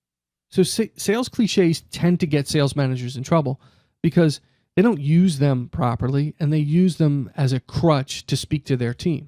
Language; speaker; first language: English; native; English